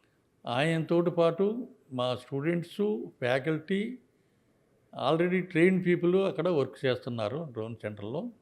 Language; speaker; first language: Telugu; native; Telugu